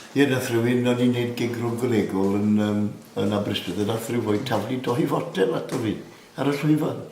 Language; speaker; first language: Welsh; native; Welsh